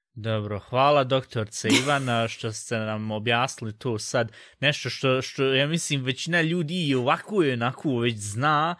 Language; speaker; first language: Bosnian; early bilingual, heritage; Bosnian